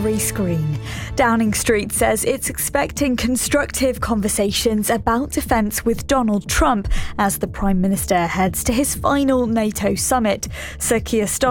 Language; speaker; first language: English; native; English